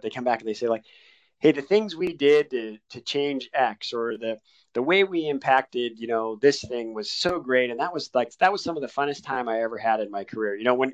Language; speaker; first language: English; native; English